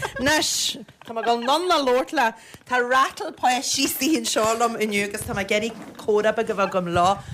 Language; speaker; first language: Irish; native; Irish